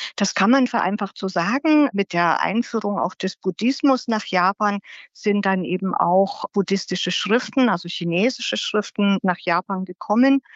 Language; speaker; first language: German; native; German